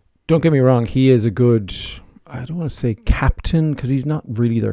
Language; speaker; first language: English; native; English